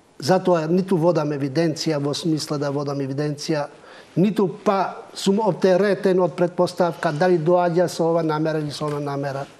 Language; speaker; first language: Macedonian; non-native, local second language; Albanian